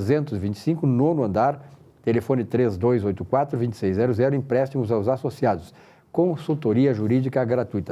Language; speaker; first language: Portuguese; native; Portuguese